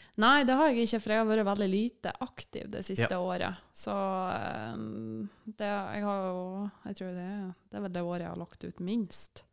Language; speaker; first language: Norwegian; native; Norwegian